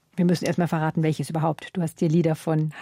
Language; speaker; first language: German; native; German